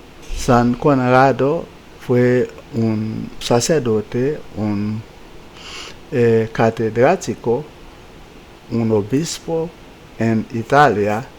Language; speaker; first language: Spanish; non-native, fluent; Haitian Creole